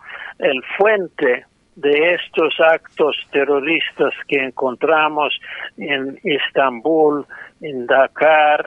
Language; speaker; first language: Spanish; non-native, fluent; English